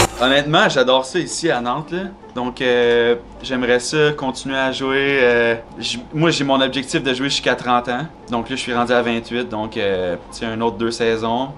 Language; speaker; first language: French; native; French